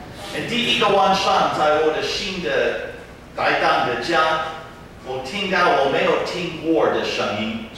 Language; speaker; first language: Chinese; non-native, fluent; English